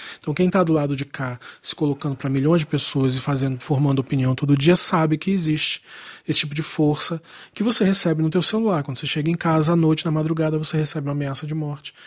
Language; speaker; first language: Portuguese; native; Portuguese